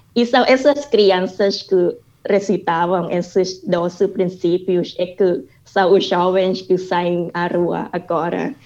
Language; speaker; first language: Portuguese; non-native, fluent; Thai